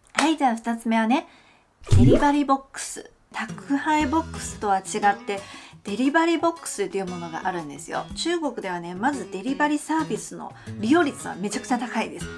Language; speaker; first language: Japanese; non-native, fluent; Chinese